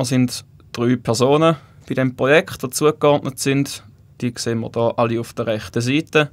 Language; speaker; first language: German; native; German